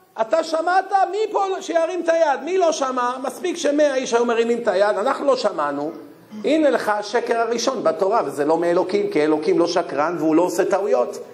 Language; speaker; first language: Hebrew; native; Hebrew